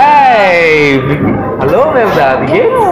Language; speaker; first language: German; non-native, fluent; Indonesian